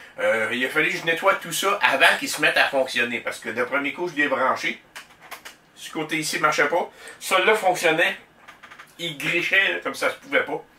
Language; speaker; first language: French; native; French